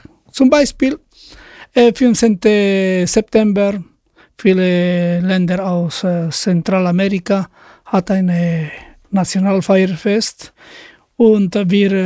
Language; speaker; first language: German; non-native, learner; Spanish